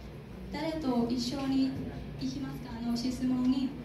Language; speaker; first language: Japanese; non-native, learner; Thai